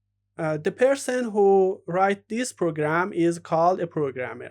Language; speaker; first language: English; non-native, fluent; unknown